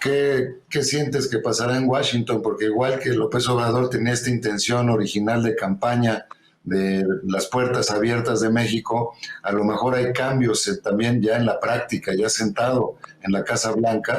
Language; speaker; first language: Spanish; native; Spanish